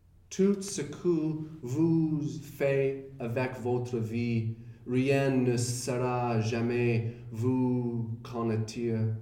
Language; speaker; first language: French; non-native, learner; English